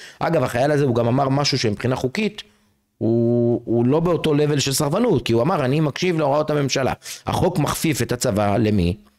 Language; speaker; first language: Hebrew; native; Hebrew